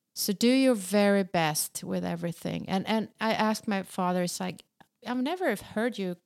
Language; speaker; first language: English; non-native, fluent; Swedish